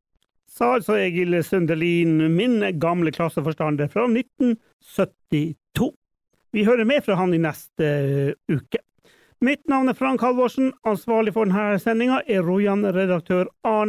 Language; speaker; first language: Norwegian; native; Norwegian